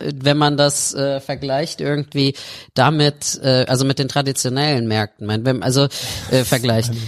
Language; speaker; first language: German; native; German